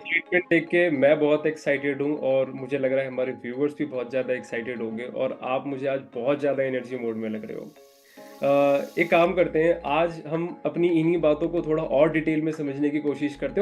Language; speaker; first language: Hindi; native; Hindi